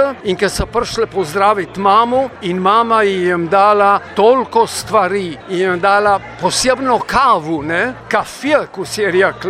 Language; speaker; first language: Slovenian; early bilingual, heritage; Slovenian